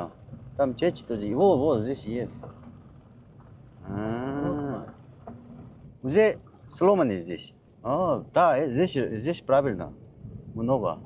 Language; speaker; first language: Russian; non-native, learner; Korean